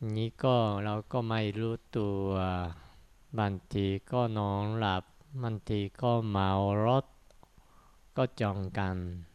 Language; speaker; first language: Thai; non-native, fluent; Japanese